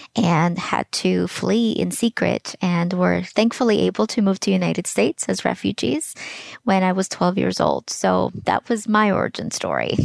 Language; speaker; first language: English; early bilingual, other home language; Russian